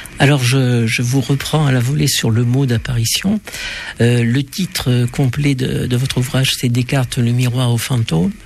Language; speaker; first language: French; native; French